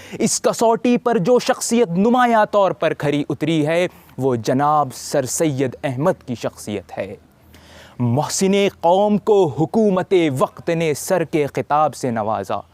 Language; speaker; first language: Urdu; native; Urdu